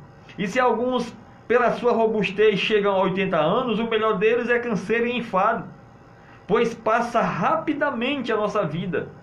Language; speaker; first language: Portuguese; native; Portuguese